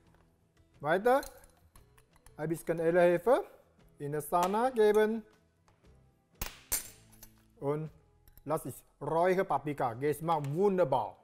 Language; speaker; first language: German; non-native, learner; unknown